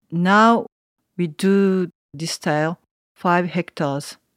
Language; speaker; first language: English; non-native, learner; Japanese